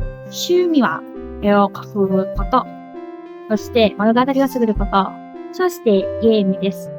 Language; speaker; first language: Japanese; non-native, learner; Indonesian